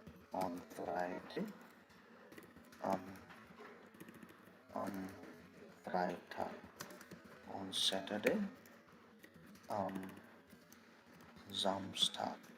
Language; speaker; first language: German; non-native, fluent; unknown